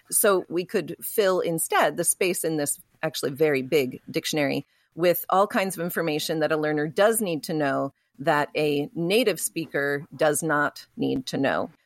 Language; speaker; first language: English; native; English